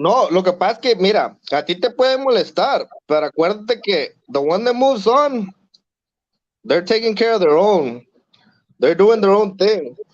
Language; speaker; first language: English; early bilingual, other home language; Spanish